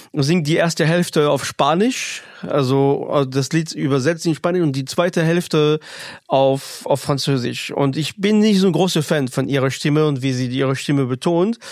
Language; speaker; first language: German; non-native, fluent; French